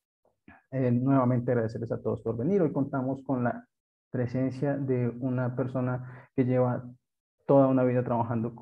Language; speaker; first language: Spanish; native; Spanish